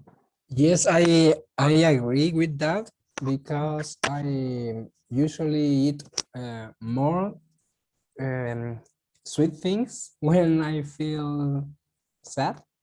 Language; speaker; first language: English; non-native, learner; Spanish